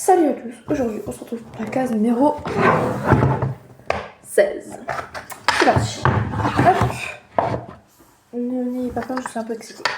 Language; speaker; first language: French; native; French